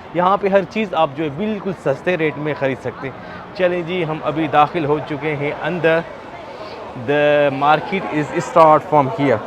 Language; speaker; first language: Hindi; non-native, local second language; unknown